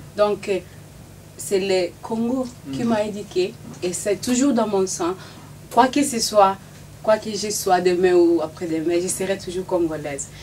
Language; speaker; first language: French; non-native, local second language; Swahili